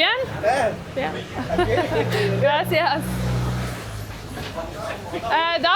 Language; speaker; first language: Spanish; non-native, learner; Persian